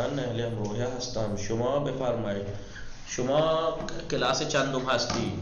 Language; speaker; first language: Persian; non-native, fluent; Urdu